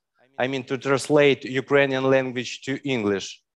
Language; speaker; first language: English; non-native, learner; Hindi